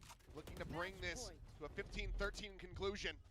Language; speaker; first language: English; native; English